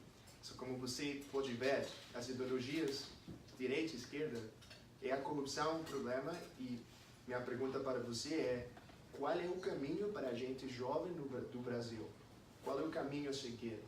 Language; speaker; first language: Portuguese; non-native, fluent; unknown